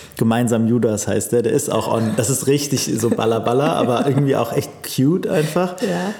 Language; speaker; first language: German; native; German